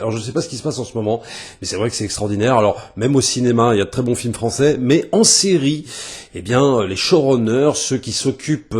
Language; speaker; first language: French; native; French